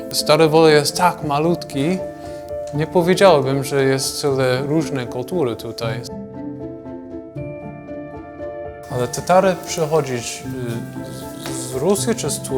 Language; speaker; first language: Polish; non-native, learner; English